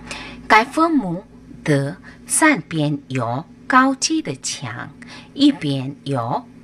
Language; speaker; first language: Chinese; non-native, learner; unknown